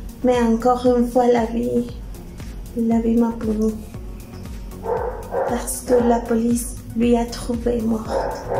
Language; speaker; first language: French; non-native, fluent; Spanish